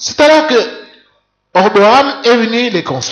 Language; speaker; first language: French; non-native, local second language; Lingala